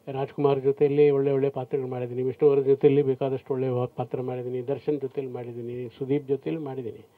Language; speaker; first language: Kannada; native; Kannada